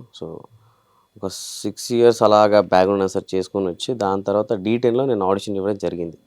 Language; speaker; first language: Telugu; native; Telugu